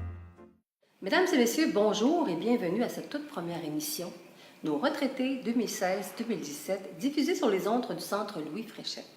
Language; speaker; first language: French; native; French